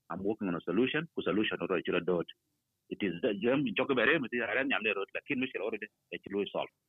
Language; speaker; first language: English; non-native, fluent; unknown